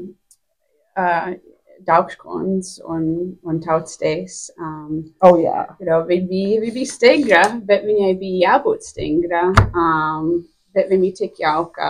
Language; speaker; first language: Latvian; early bilingual, heritage; Latvian